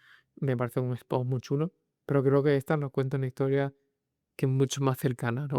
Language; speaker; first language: Spanish; native; Spanish